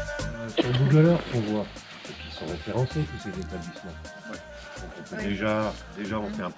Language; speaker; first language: French; native; French